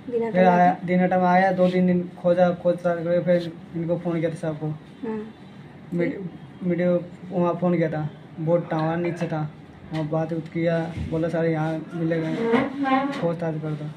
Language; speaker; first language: Hindi; non-native, local second language; Bangla